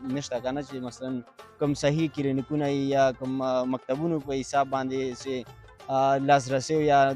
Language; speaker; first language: Pashto; non-native, local second language; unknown